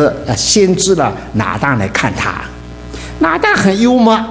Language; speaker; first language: Chinese; native; Chinese